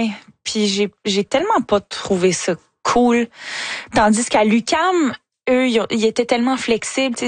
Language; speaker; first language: French; native; French